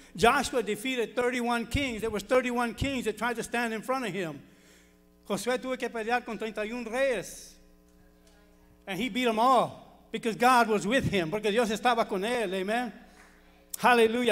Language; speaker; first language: English; early bilingual, other home language; Spanish